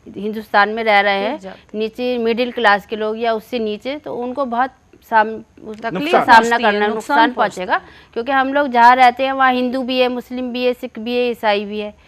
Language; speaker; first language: Hindi; native; Hindi